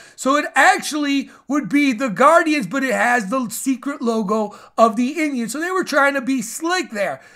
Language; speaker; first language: English; native; English